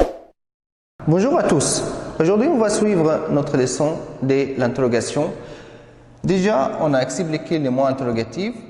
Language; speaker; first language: French; non-native, fluent; Arabic